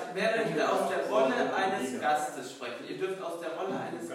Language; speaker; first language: German; native; German